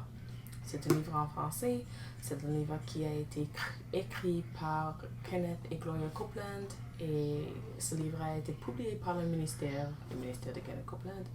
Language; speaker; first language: French; non-native, learner; English